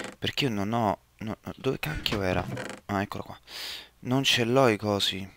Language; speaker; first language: Italian; native; Italian